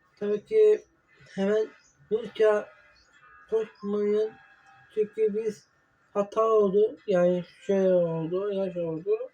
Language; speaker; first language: Turkish; non-native, learner; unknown